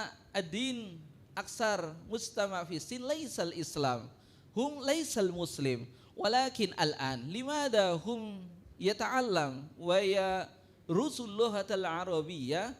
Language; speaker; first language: Arabic; non-native, fluent; Indonesian